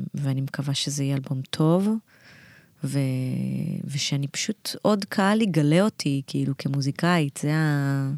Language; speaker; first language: Hebrew; early bilingual, other home language; Russian